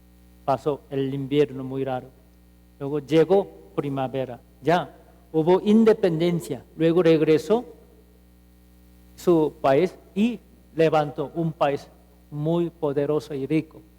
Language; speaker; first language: Spanish; non-native, fluent; Korean